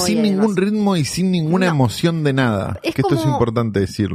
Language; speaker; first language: Spanish; native; Spanish